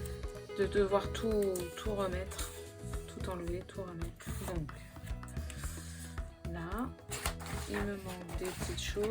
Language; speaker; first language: French; native; French